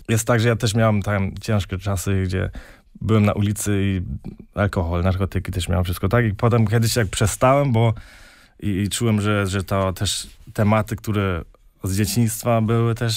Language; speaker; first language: Polish; early bilingual, heritage; Polish